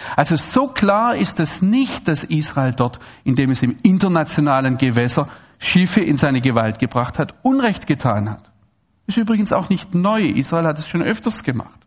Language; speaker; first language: German; native; German